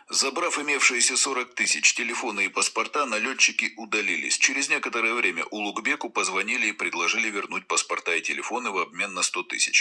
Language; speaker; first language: Russian; native; Russian